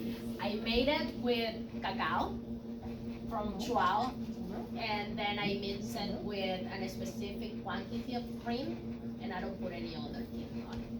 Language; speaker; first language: English; early bilingual, heritage; Spanish